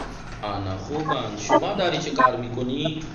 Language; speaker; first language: Persian; non-native, fluent; Urdu